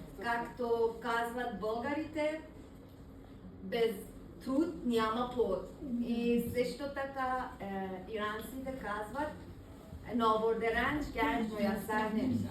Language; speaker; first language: Bulgarian; non-native, learner; Persian